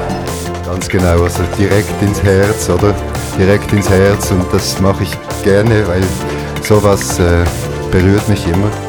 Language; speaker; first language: German; native; German